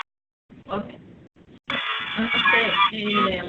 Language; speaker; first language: English; non-native, learner; Spanish